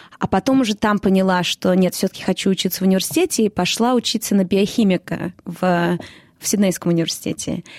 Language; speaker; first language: Russian; early bilingual, heritage; Russian